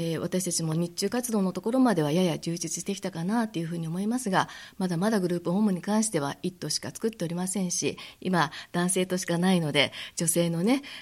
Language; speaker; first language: Japanese; native; Japanese